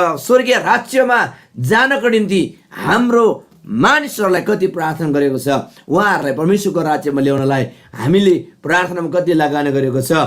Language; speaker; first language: Nepali; non-native, local second language; Eastern Tamang